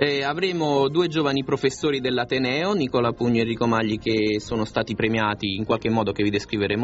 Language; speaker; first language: Italian; native; Italian